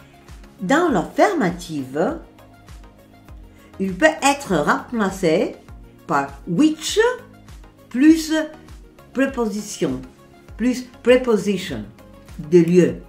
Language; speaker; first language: French; non-native, fluent; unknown